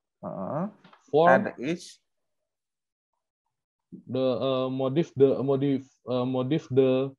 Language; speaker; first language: English; non-native, learner; Indonesian